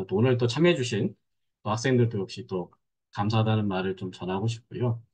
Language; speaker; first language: Korean; native; Korean